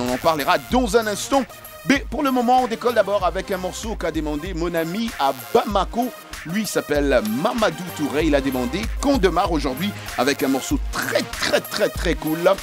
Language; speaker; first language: French; native; French